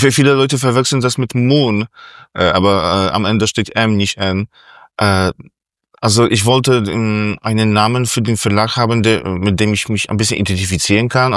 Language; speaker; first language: German; non-native, fluent; Polish